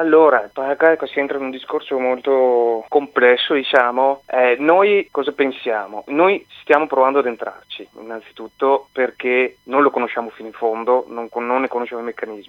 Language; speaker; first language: Italian; native; Italian